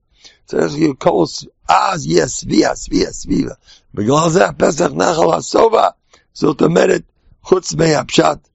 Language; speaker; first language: Hebrew; non-native, fluent; English